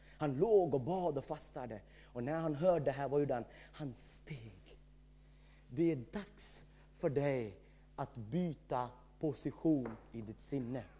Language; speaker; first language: Swedish; non-native, fluent; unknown